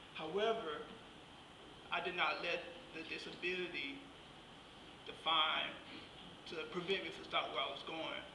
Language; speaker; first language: English; native; English